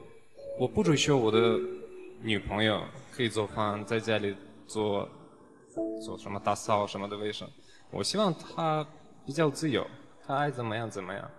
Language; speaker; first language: Chinese; non-native, fluent; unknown